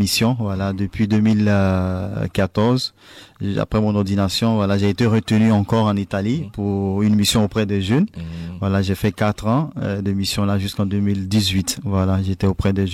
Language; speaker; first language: French; non-native, local second language; Baoulé